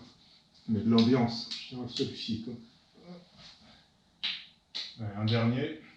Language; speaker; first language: French; native; French